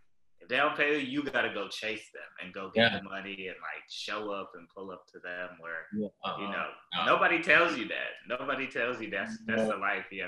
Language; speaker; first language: English; native; English